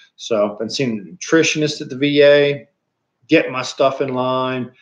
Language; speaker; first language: English; native; English